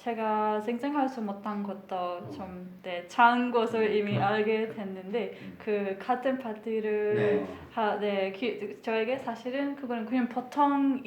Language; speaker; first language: Korean; non-native, fluent; Hungarian